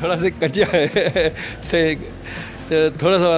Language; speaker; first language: Hindi; non-native, learner; Chinese